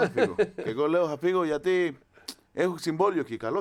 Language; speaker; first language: Greek; non-native, learner; Spanish